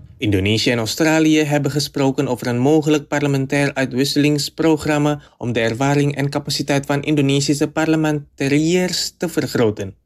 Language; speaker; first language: Dutch; non-native, fluent; Indonesian